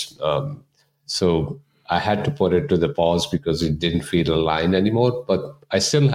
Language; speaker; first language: English; non-native, local second language; Punjabi